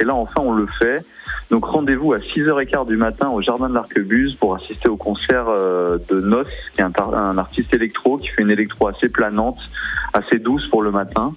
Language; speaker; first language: French; native; French